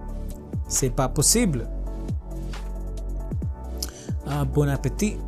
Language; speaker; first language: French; non-native, learner; Hindi